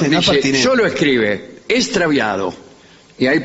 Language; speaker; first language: Spanish; native; Spanish